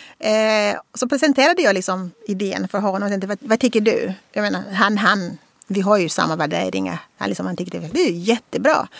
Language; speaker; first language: Swedish; non-native, fluent; Portuguese